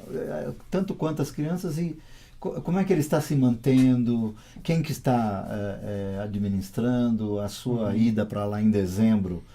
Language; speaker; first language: Portuguese; native; Portuguese